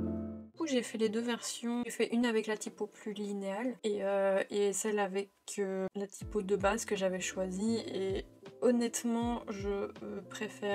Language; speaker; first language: French; native; French